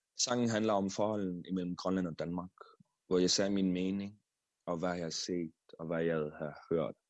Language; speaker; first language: Danish; non-native, local second language; Kalaallisut